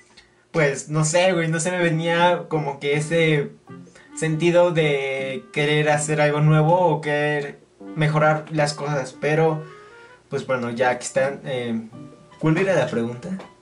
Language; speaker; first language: Spanish; native; Spanish